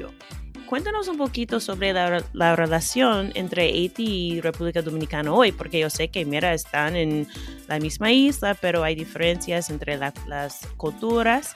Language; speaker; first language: Spanish; non-native, fluent; English